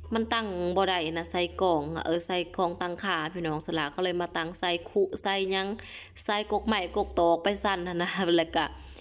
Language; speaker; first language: Lao; non-native, local second language; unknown